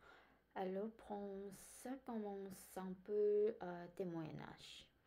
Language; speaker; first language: French; non-native, learner; Korean